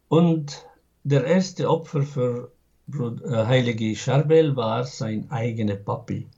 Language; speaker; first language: German; non-native, fluent; Arabic